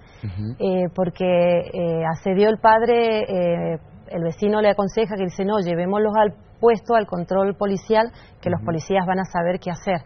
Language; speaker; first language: Spanish; native; Spanish